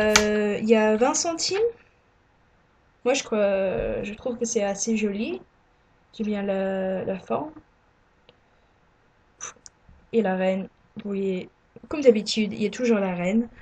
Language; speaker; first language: French; non-native, learner; English